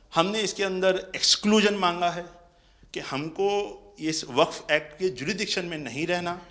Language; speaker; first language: Hindi; non-native, local second language; Gujarati